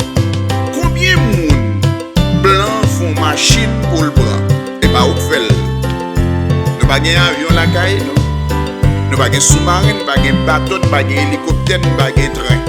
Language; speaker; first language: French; non-native, learner; Haitian Creole